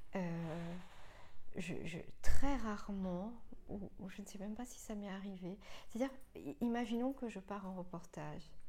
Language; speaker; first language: French; non-native, local second language; Morisyen